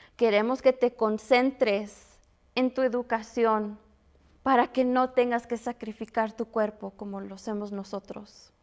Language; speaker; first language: Spanish; early bilingual, other home language; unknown